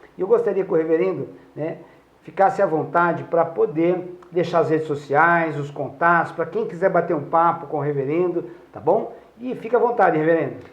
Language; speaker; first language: Portuguese; native; Portuguese